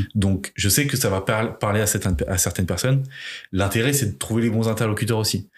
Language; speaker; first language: French; native; French